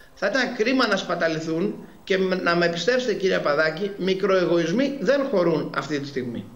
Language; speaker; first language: Greek; native; Greek